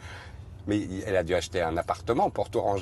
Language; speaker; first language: French; native; French